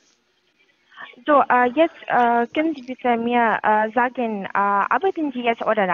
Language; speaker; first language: German; non-native, learner; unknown